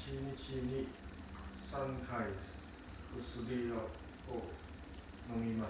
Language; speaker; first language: Japanese; non-native, learner; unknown